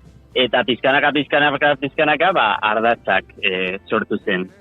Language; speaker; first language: Basque; non-native, local second language; Spanish